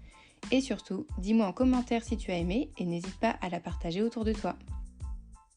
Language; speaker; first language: French; native; French